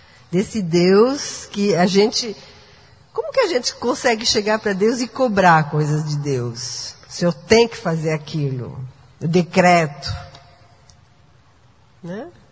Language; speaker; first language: Portuguese; non-native, fluent; French